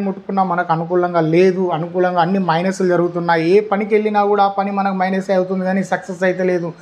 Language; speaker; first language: Telugu; native; Telugu